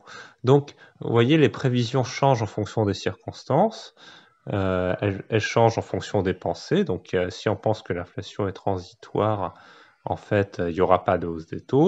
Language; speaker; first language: French; native; French